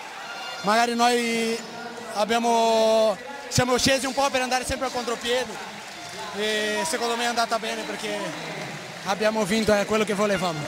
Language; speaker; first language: Italian; non-native, fluent; Portuguese